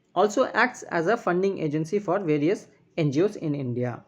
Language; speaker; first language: English; non-native, local second language; Tamil